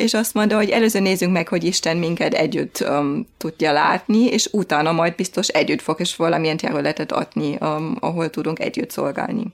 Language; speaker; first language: Hungarian; non-native, fluent; German